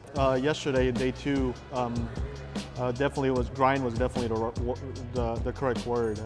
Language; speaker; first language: English; native; English